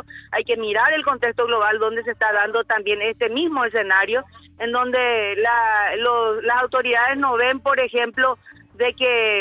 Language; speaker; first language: Spanish; native; Spanish